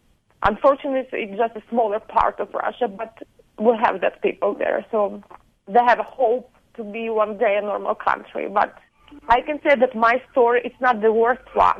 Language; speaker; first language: English; non-native, fluent; Ukrainian